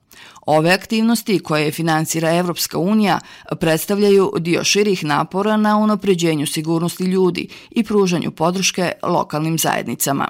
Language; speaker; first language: Serbian; native; Serbian